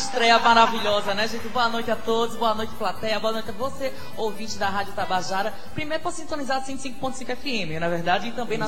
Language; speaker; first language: Portuguese; native; Portuguese